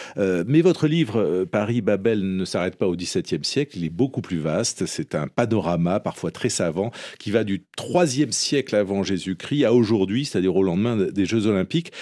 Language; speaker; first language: French; native; French